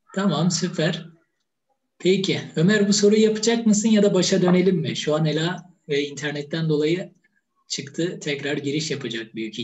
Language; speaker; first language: Turkish; native; Turkish